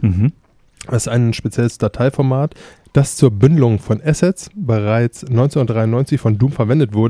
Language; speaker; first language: German; native; German